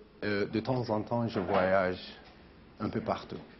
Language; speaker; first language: French; non-native, fluent; Armenian